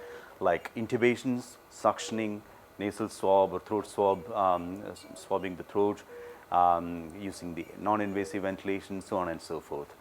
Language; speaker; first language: English; non-native, local second language; Malayalam